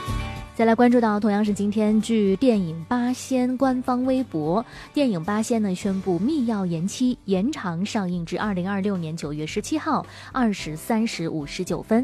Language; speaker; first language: Chinese; native; Chinese